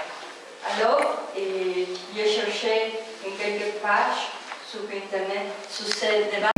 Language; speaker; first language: French; non-native, learner; Spanish